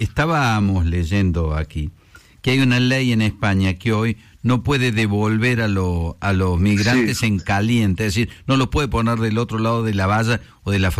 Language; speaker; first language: Spanish; native; Spanish